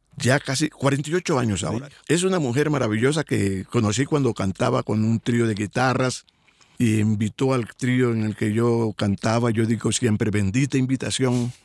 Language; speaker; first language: Spanish; native; Spanish